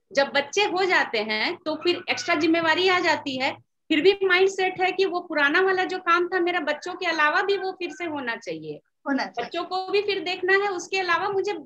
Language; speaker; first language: Hindi; native; Hindi